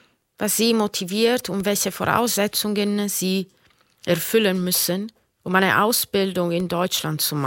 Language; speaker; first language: German; non-native, learner; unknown